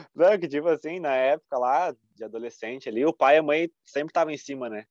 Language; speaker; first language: Portuguese; native; Portuguese